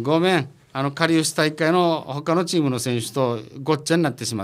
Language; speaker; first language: Japanese; native; Japanese